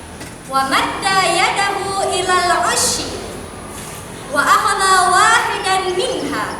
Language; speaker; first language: Arabic; non-native, fluent; Indonesian